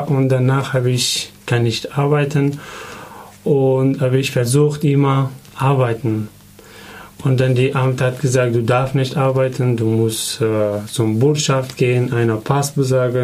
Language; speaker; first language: German; non-native, learner; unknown